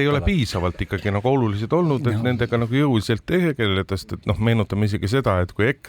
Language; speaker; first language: Estonian; native; Estonian